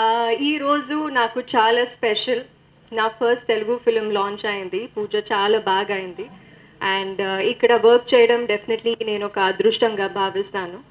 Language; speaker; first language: Telugu; non-native, learner; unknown